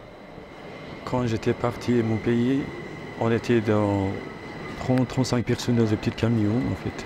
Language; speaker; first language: French; non-native, fluent; Persian